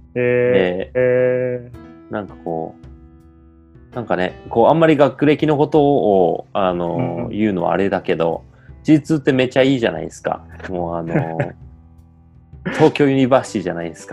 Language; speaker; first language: Japanese; native; Japanese